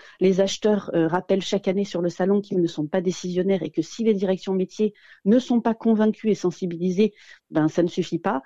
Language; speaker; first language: French; native; French